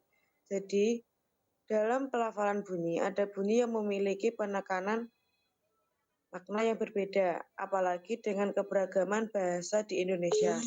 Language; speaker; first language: Indonesian; native; Indonesian